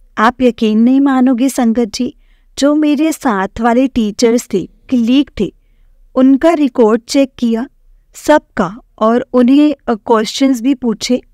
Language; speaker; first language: Hindi; non-native, local second language; Marathi